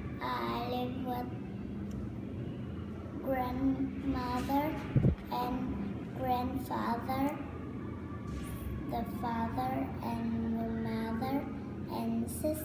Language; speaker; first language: English; non-native, learner; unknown